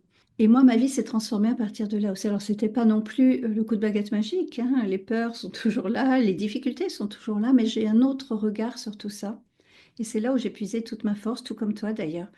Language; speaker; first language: French; native; French